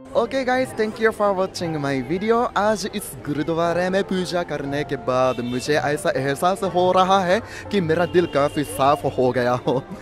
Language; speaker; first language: Hindi; non-native, learner; Japanese